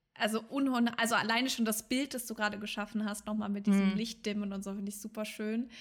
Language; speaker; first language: German; native; German